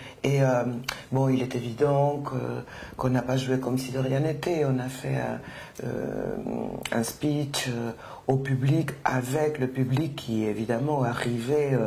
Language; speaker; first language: French; non-native, fluent; Spanish